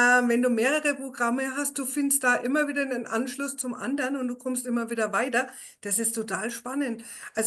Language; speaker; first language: German; native; German